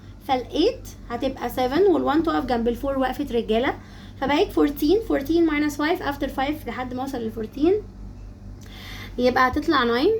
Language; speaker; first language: Arabic; native; Arabic